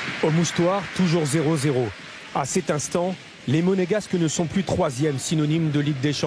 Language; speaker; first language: French; native; French